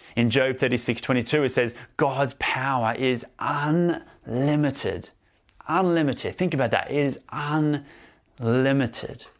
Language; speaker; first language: English; native; English